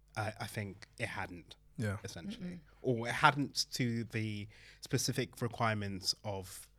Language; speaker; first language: English; early bilingual, other home language; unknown